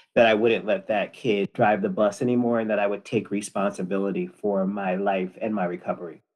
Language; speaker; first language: English; native; English